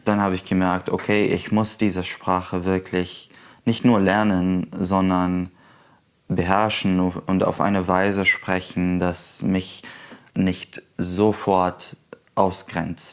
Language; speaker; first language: German; non-native, fluent; Arabic